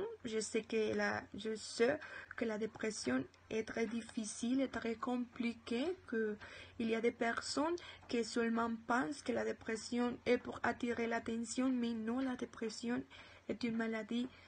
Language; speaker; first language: French; non-native, learner; Spanish